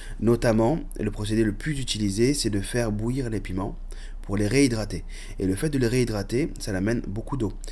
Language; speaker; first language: French; early bilingual, other home language; Arabic